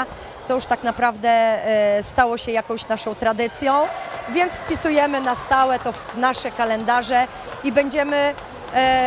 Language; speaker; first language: Polish; native; Polish